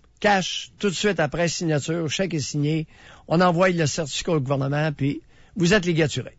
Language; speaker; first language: French; native; French